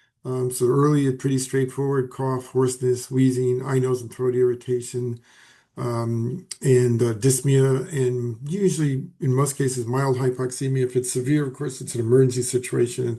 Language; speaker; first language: English; native; English